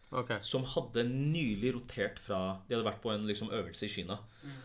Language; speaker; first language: Norwegian; early bilingual, other home language; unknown